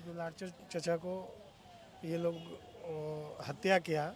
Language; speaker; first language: Hindi; native; Hindi